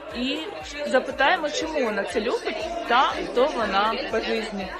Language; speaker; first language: Ukrainian; native; Ukrainian